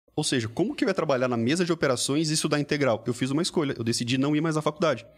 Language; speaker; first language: Portuguese; native; Portuguese